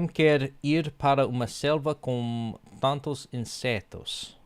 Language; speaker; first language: Portuguese; non-native, learner; English